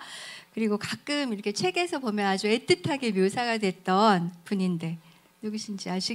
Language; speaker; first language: Korean; native; Korean